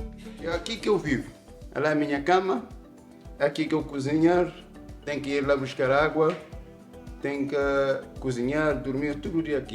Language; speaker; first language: Portuguese; non-native, local second language; Kabuverdianu